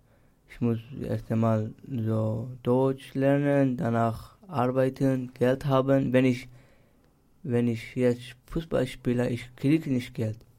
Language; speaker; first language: German; non-native, learner; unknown